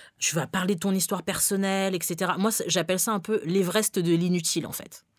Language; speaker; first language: French; early bilingual, other home language; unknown